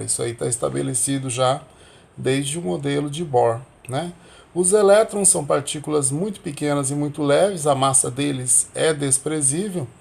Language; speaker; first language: Portuguese; native; Portuguese